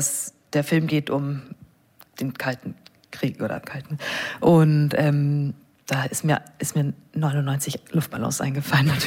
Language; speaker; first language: German; non-native, fluent; English